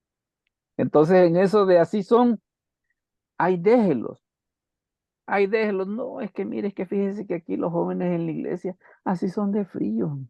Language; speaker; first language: Spanish; native; Spanish